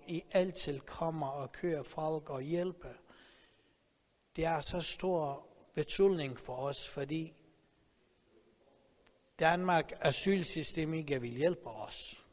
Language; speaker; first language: Danish; non-native, learner; Persian